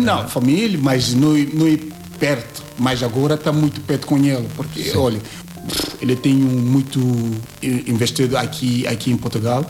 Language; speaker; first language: Portuguese; non-native, learner; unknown